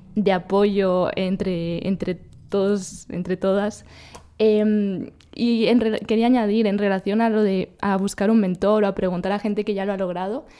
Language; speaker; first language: Spanish; native; Spanish